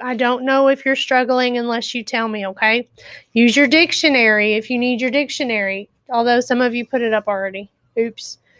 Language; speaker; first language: English; native; English